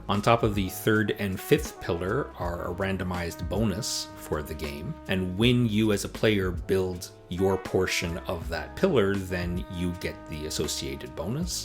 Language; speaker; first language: English; native; English